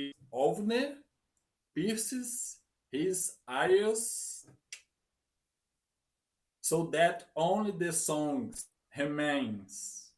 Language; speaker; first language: English; non-native, learner; Portuguese